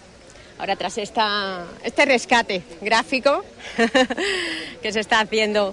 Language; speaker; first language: Spanish; native; Spanish